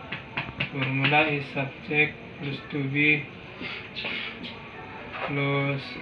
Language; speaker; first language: English; non-native, learner; Indonesian